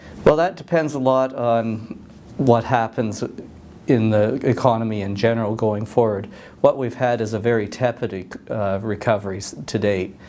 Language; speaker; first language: English; native; English